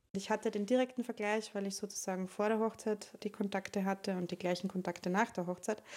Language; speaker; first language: German; native; German